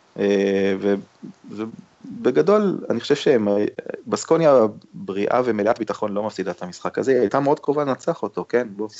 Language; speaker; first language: Hebrew; native; Hebrew